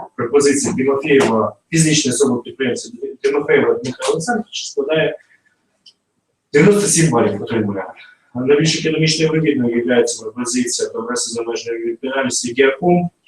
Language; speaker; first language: Ukrainian; non-native, local second language; Russian